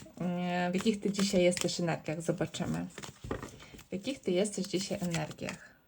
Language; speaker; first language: Polish; non-native, learner; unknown